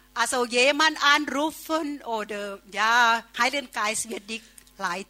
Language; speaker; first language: German; non-native, learner; Thai